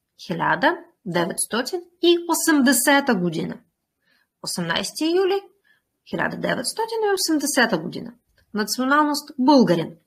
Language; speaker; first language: Bulgarian; non-native, fluent; Russian